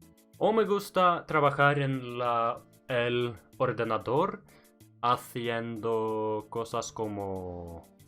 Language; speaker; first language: Spanish; non-native, learner; Norwegian